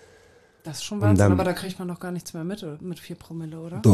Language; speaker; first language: German; native; German